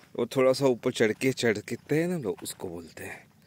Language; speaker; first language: Hindi; native; Hindi